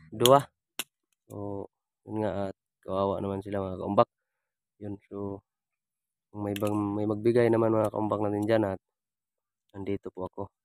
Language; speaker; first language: Filipino; non-native, local second language; Cebuano